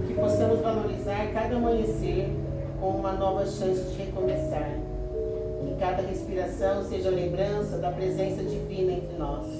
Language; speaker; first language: Portuguese; native; Portuguese